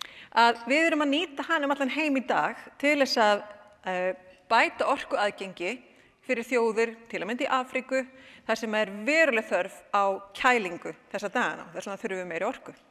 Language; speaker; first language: Icelandic; native; Icelandic